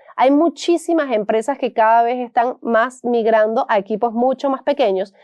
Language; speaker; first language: Spanish; native; Spanish